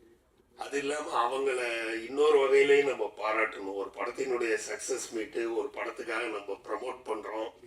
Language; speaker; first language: Tamil; native; Tamil